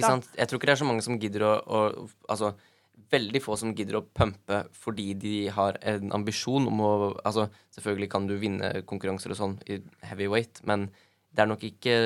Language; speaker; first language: Norwegian; native; Norwegian